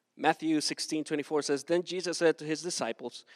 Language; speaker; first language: English; non-native, fluent; Spanish